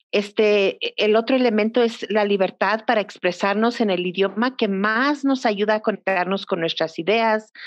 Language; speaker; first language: Spanish; early bilingual, heritage; Spanish